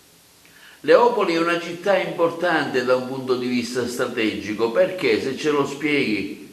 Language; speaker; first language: Italian; native; Italian